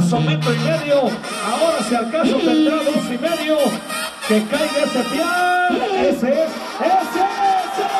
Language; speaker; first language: Spanish; native; Spanish